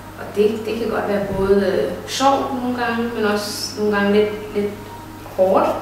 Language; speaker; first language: Danish; early bilingual, other home language; Somali